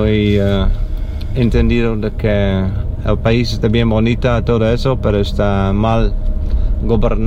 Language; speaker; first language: Spanish; non-native, learner; English